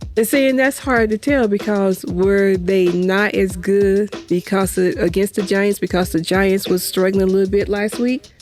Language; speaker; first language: English; native; English